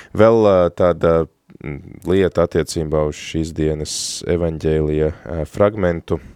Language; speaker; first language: Latvian; native; Latvian